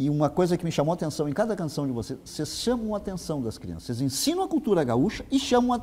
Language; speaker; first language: Portuguese; native; Portuguese